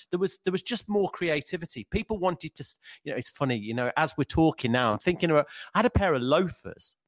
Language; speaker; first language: English; native; English